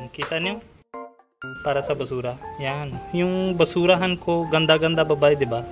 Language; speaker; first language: Filipino; non-native, learner; Punjabi